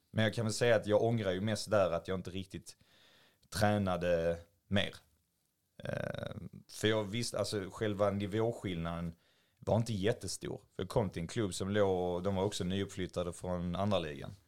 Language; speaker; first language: Swedish; native; Swedish